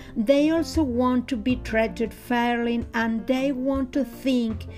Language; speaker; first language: English; non-native, learner; Spanish